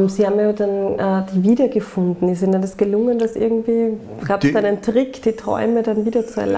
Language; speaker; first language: German; native; German